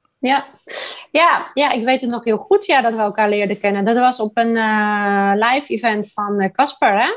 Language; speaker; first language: Dutch; non-native, fluent; Polish